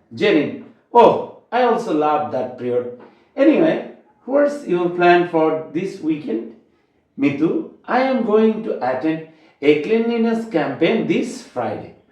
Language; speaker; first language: English; non-native, local second language; Bangla